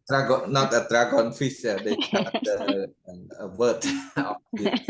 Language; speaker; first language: English; non-native, learner; Khmer